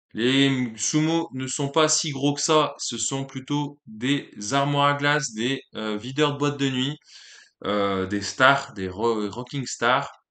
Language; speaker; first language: French; native; French